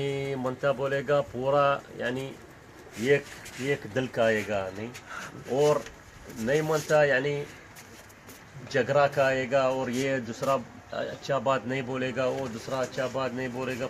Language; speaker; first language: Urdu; non-native, learner; Arabic